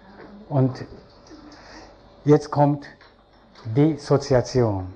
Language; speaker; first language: German; non-native, fluent; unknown